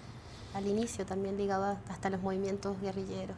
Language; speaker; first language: Spanish; native; Spanish